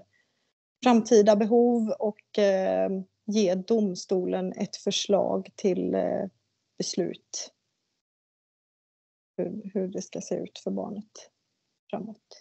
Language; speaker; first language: Swedish; native; Swedish